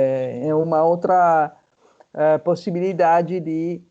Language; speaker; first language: Portuguese; non-native, fluent; Italian